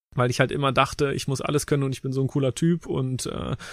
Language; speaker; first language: German; native; German